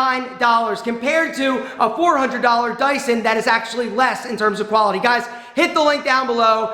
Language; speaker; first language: English; native; English